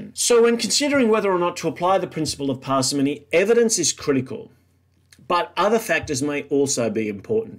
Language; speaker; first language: English; native; English